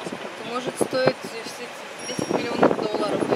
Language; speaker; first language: Russian; native; Russian